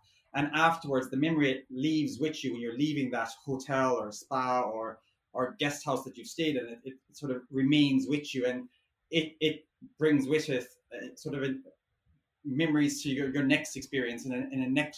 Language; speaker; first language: English; native; English